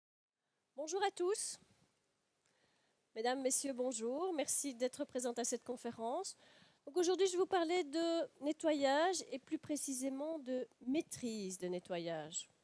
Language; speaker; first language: French; native; French